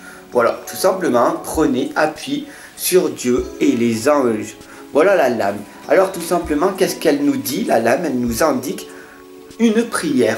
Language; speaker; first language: French; native; French